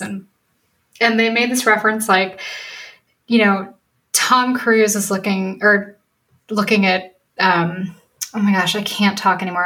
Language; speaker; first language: English; native; English